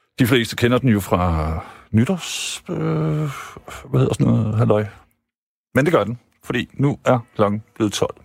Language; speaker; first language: Danish; native; Danish